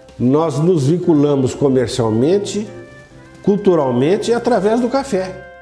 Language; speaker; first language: Portuguese; native; Portuguese